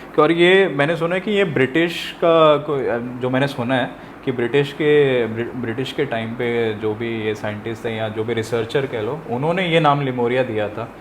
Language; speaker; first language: Hindi; non-native, local second language; Punjabi